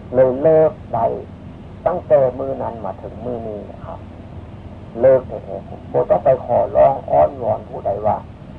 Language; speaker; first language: Thai; native; Thai